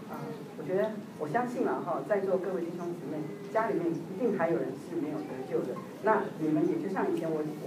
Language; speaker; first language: Chinese; native; Chinese